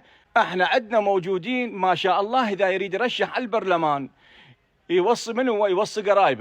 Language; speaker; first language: Arabic; native; Arabic